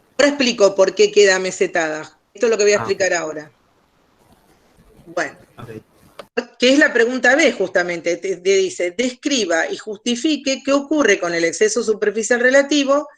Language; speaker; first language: Spanish; native; Spanish